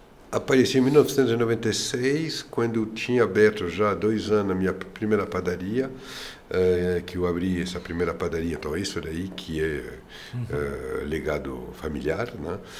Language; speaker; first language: Portuguese; non-native, fluent; French